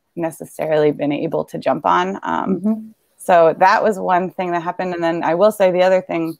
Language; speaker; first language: English; native; English